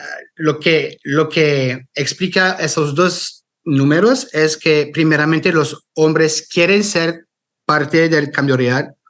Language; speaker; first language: Spanish; non-native, fluent; French